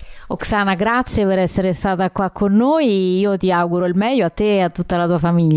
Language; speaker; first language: Italian; native; Italian